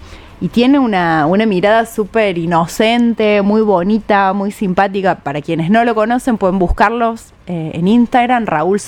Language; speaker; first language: Spanish; native; Spanish